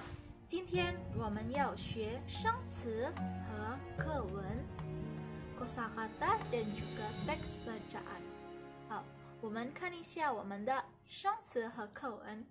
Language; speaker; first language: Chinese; non-native, fluent; Indonesian